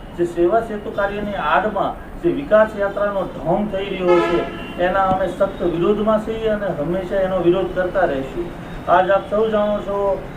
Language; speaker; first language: Gujarati; native; Gujarati